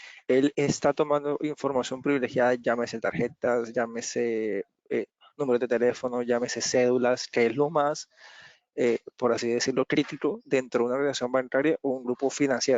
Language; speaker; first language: Spanish; native; Spanish